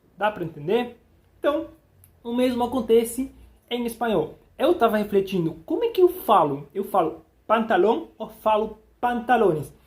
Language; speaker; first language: Portuguese; non-native, fluent; Spanish